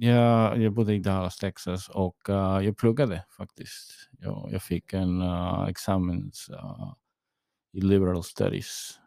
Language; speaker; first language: Swedish; early bilingual, heritage; English